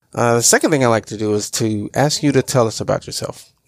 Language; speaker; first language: English; native; English